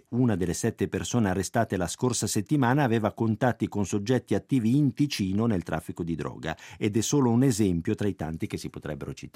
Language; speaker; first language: Italian; native; Italian